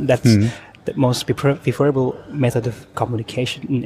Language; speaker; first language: English; non-native, fluent; Thai